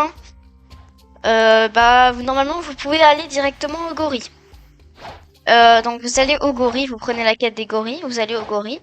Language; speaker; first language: French; native; French